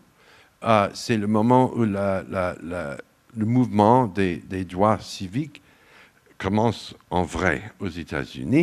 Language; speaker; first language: French; non-native, fluent; English